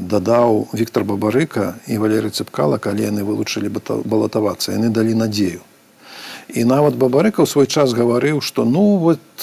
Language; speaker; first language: Belarusian; native; Belarusian